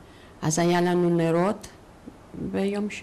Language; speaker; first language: Hebrew; non-native, fluent; Yiddish